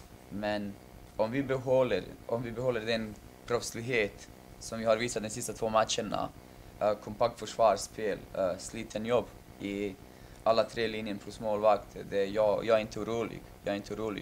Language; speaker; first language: Swedish; non-native, fluent; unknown